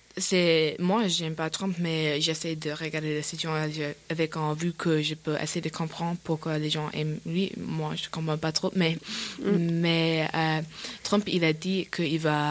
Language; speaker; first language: French; non-native, learner; English